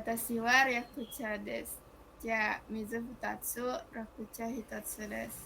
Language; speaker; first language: Japanese; non-native, learner; Indonesian